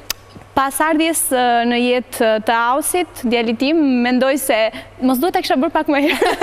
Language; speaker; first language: Albanian; native; Albanian